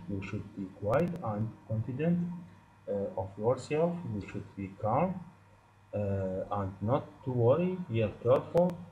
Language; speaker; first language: English; non-native, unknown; Arabic